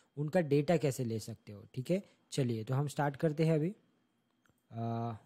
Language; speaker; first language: Hindi; non-native, local second language; Marathi